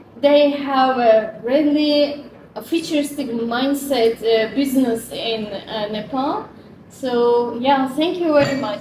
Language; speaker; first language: English; non-native, fluent; Turkish